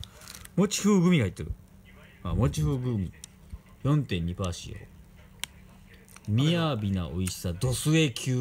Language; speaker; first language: Japanese; native; Japanese